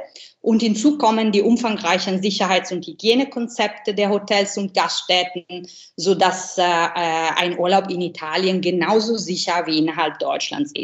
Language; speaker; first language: German; non-native, fluent; Italian